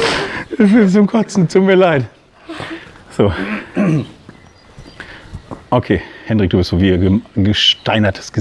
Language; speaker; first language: German; native; German